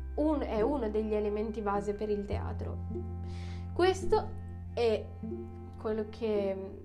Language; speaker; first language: Italian; non-native, fluent; Filipino